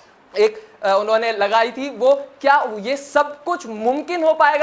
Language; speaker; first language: Hindi; native; Hindi